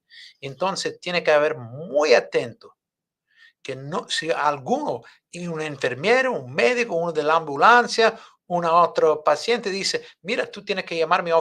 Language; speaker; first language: Spanish; non-native, fluent; English